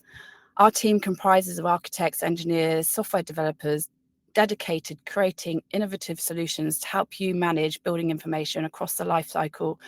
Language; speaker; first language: English; native; English